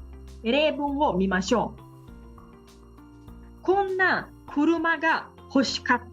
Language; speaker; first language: Japanese; non-native, fluent; Portuguese